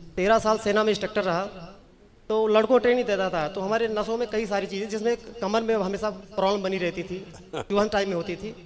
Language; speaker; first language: Hindi; native; Hindi